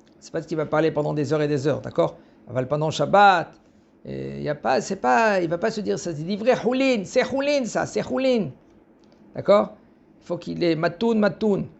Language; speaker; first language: French; native; French